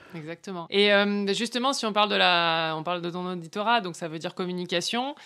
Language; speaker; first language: French; native; French